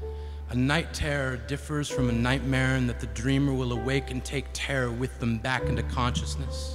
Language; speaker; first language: English; native; English